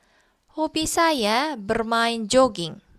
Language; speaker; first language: Indonesian; non-native, fluent; Korean